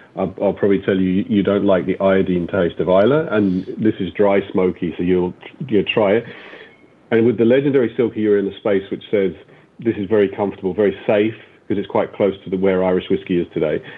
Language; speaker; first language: English; native; English